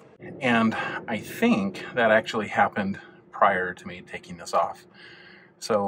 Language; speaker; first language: English; native; English